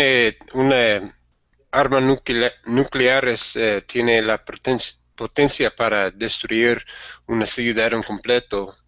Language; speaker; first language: Spanish; non-native, learner; English